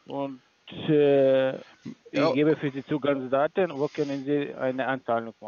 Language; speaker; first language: German; non-native, learner; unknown